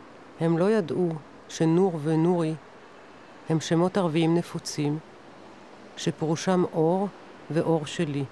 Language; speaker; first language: Hebrew; non-native, local second language; German